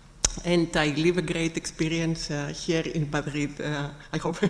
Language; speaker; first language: English; non-native, fluent; Spanish